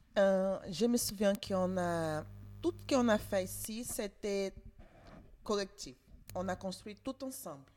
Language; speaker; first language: French; non-native, learner; Portuguese